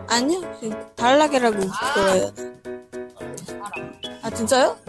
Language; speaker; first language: Korean; non-native, learner; Filipino